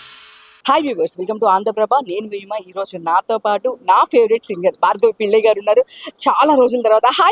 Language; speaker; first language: Telugu; native; Telugu